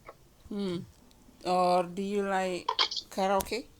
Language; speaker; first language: English; non-native, learner; Indonesian